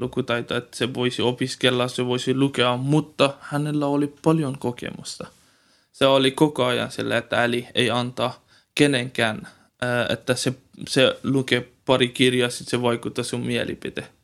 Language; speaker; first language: Finnish; non-native, learner; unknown